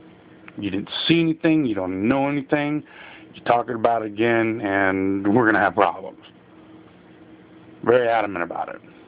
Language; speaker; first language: English; native; English